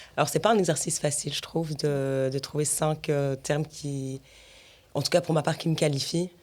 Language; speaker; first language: French; native; French